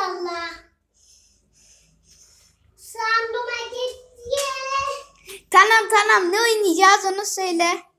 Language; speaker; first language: Turkish; native; Turkish